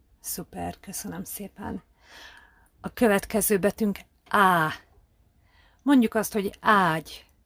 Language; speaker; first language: Hungarian; native; Hungarian